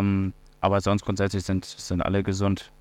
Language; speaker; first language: German; native; German